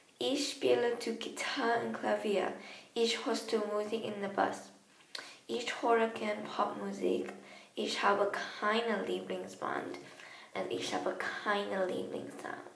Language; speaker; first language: German; non-native, learner; English